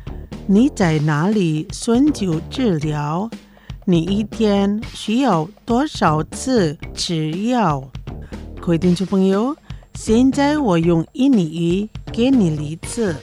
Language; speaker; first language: Chinese; non-native, fluent; Indonesian